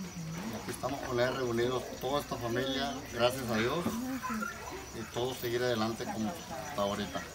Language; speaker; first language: Spanish; native; Spanish